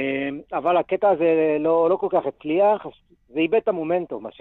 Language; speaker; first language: Hebrew; native; Hebrew